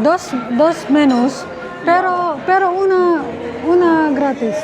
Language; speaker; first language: Spanish; non-native, learner; Filipino